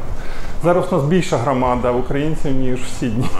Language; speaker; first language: Ukrainian; native; Ukrainian